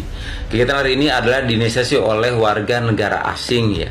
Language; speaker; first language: Indonesian; native; Indonesian